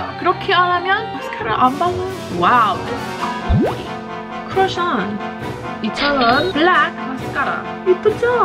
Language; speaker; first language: Korean; non-native, learner; English